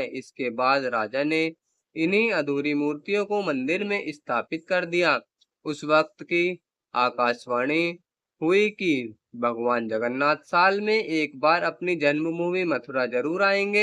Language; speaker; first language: Hindi; native; Hindi